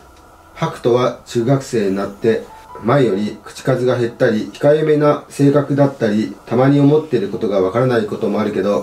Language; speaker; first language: Japanese; native; Japanese